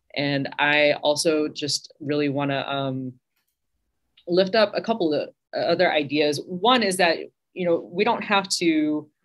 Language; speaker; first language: English; native; English